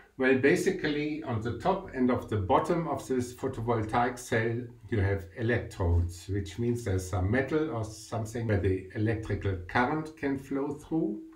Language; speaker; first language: English; non-native, fluent; German